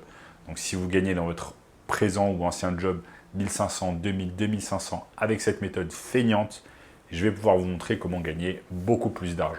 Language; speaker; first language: French; native; French